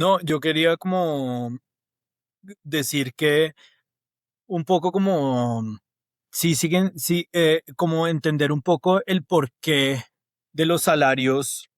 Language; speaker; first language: Spanish; native; Spanish